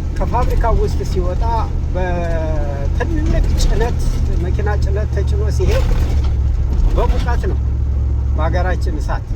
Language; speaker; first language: Amharic; native; Amharic